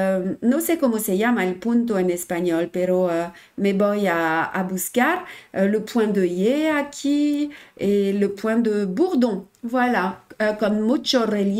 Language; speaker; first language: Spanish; non-native, learner; French